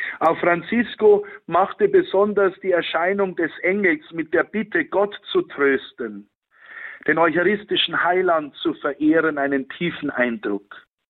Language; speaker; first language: German; native; German